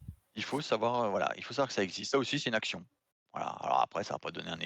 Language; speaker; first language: French; native; French